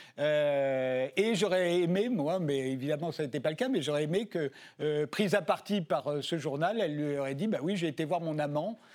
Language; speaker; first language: French; native; French